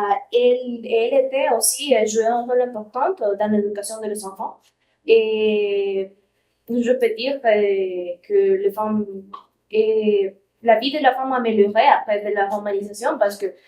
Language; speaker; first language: French; non-native, learner; Spanish